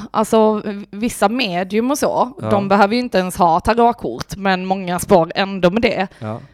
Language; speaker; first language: Swedish; native; Swedish